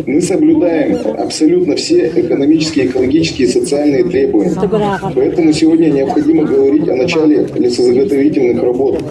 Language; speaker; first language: Russian; native; Russian